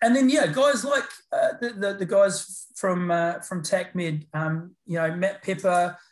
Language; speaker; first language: English; native; English